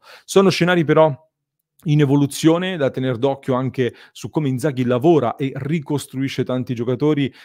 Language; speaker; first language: Italian; native; Italian